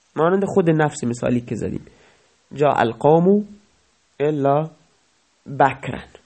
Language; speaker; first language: Persian; non-native, local second language; Baluchi